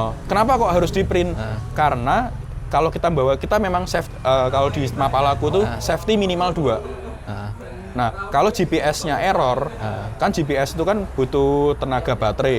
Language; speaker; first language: Indonesian; non-native, local second language; Javanese